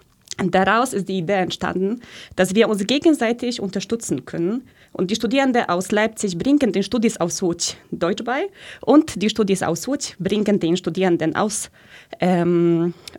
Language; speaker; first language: German; early bilingual, other home language; Polish